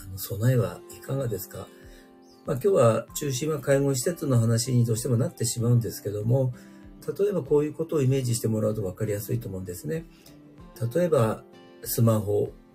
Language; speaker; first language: Japanese; native; Japanese